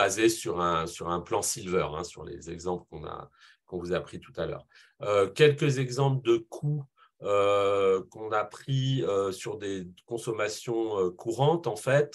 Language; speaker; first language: French; native; French